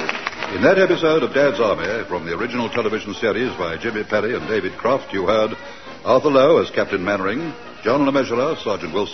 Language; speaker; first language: English; native; English